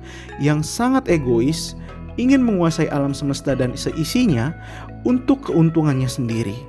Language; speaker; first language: Indonesian; native; Indonesian